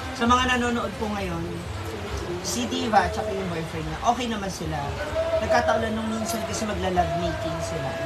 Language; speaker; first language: Filipino; native; Filipino